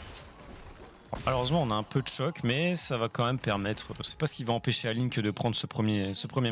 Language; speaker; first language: French; native; French